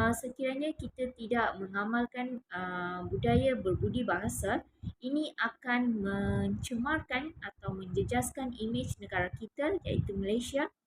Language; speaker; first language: Malay; non-native, local second language; Tamil